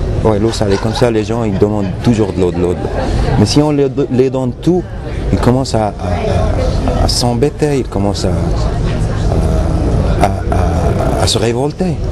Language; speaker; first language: French; non-native, local second language; Arabic